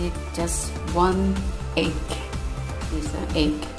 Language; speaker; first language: English; non-native, learner; Indonesian